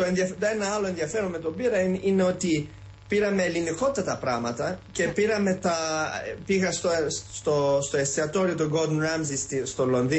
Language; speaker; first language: Greek; early bilingual, heritage; Greek